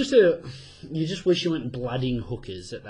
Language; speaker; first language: English; native; English